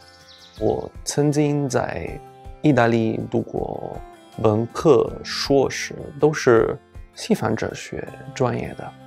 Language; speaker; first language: Chinese; non-native, fluent; Italian